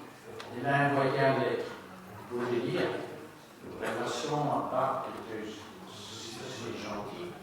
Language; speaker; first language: French; non-native, learner; Spanish